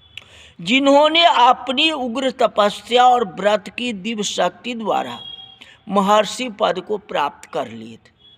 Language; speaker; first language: Hindi; native; Hindi